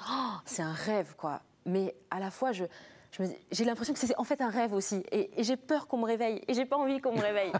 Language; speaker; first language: French; native; French